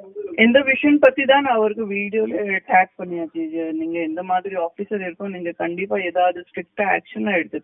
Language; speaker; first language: Tamil; non-native, fluent; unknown